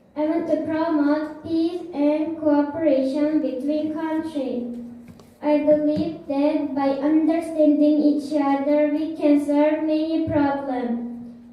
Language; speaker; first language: English; early bilingual, other home language; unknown